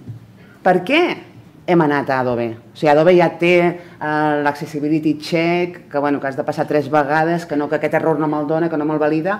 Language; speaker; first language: Catalan; native; Catalan